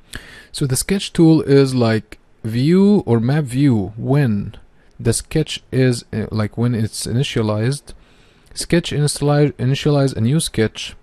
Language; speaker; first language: English; non-native, fluent; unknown